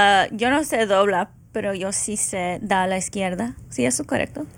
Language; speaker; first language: Spanish; early bilingual, heritage; English